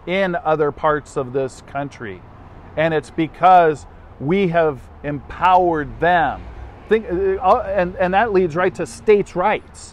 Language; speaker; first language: English; native; English